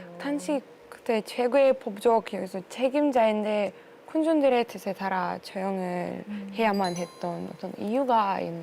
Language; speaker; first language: Korean; non-native, learner; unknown